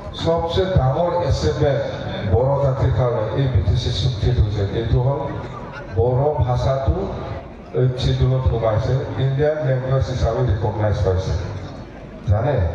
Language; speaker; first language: Assamese; non-native, local second language; Bodo